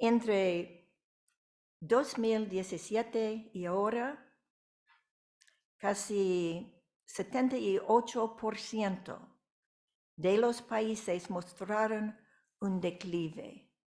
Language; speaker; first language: Spanish; non-native, fluent; English